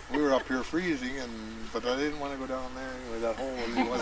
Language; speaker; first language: English; native; English